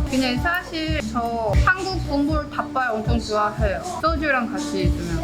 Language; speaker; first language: Korean; non-native, fluent; Chinese